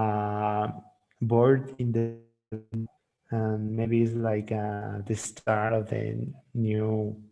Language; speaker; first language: English; non-native, learner; Spanish